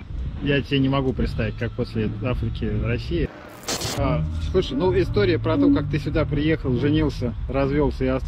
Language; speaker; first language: Russian; native; Russian